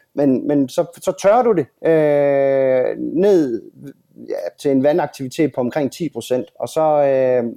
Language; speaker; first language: Danish; native; Danish